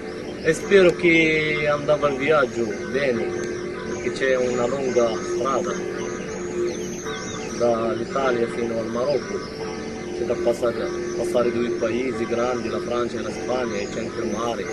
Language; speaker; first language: Italian; non-native, learner; Arabic